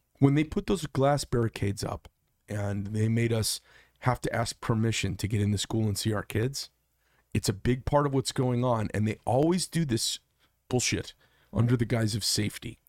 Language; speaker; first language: English; native; English